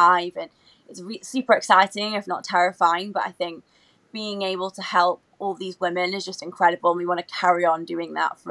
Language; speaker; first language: English; native; English